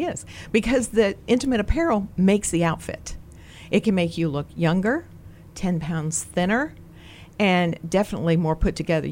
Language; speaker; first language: English; native; English